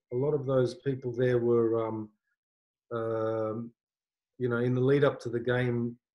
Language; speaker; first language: English; native; English